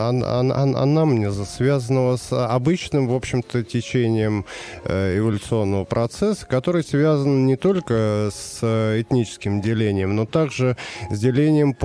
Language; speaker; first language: Russian; native; Russian